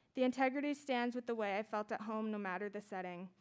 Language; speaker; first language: English; native; English